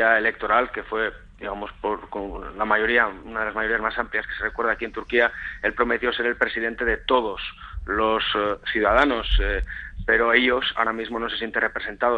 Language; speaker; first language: Spanish; native; Spanish